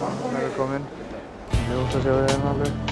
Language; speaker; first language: Icelandic; native; Icelandic